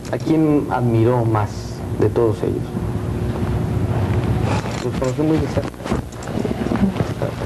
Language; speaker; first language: Spanish; native; Spanish